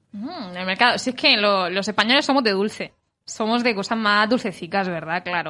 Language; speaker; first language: Spanish; native; Spanish